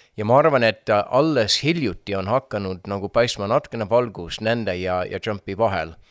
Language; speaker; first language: Estonian; non-native, fluent; English